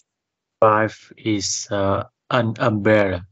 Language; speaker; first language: English; non-native, learner; Vietnamese